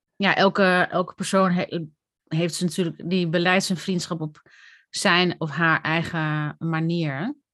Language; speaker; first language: Dutch; native; Dutch